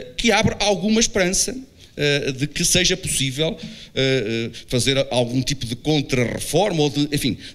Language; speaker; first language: Portuguese; native; Portuguese